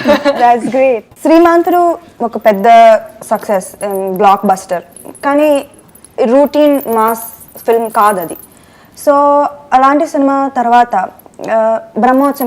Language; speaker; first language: Telugu; non-native, fluent; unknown